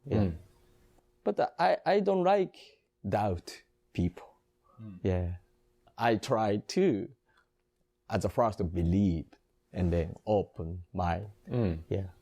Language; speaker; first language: English; non-native, learner; Japanese